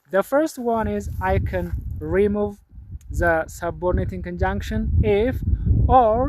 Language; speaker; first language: English; non-native, local second language; Amharic